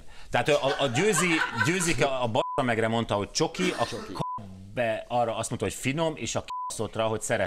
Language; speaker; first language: Hungarian; native; Hungarian